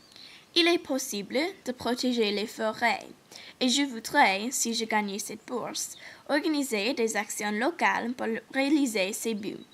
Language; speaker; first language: French; non-native, learner; English